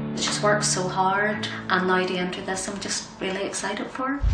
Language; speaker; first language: English; native; English